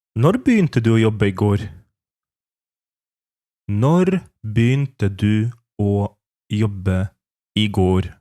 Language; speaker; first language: Norwegian; non-native, fluent; Polish